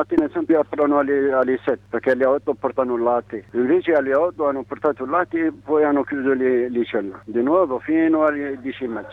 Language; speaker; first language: Italian; non-native, learner; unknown